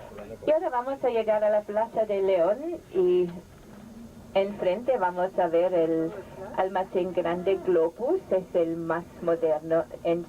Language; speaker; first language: Spanish; non-native, fluent; German